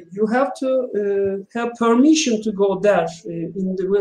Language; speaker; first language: English; non-native, learner; Turkish